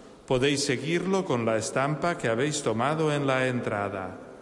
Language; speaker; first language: Spanish; non-native, local second language; Catalan